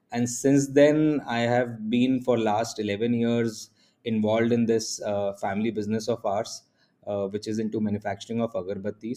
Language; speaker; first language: English; non-native, local second language; Hindi